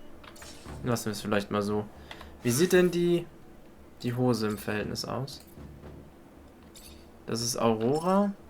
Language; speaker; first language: German; native; German